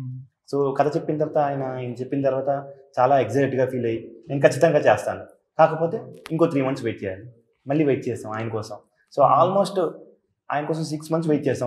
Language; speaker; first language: Telugu; native; Telugu